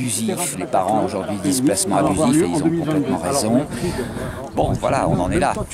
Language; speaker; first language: French; native; French